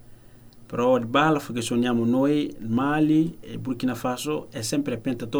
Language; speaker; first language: Italian; non-native, learner; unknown